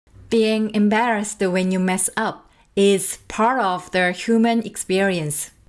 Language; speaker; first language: English; non-native, learner; Korean